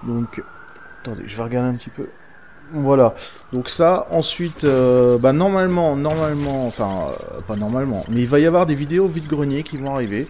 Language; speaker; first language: French; native; French